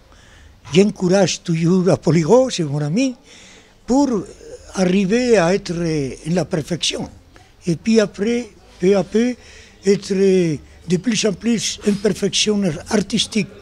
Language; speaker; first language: French; non-native, learner; Spanish